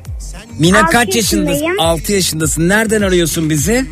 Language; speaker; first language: Turkish; native; Turkish